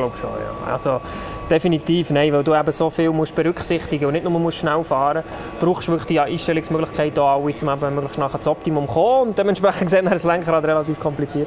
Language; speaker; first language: German; native; German